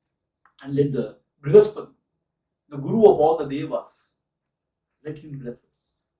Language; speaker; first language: English; non-native, local second language; Tamil